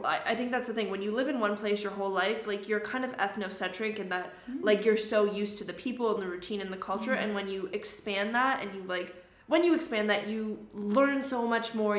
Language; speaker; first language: English; native; English